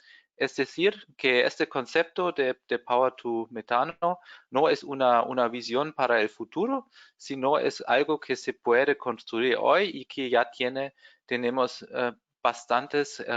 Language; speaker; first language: Spanish; non-native, fluent; German